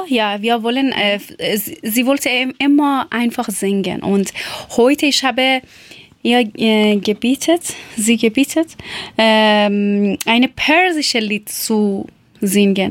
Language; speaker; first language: German; non-native, learner; Persian